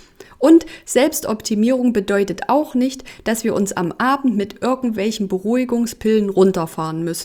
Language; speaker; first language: German; native; German